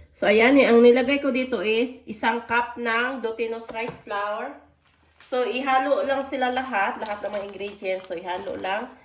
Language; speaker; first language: Filipino; non-native, local second language; Cebuano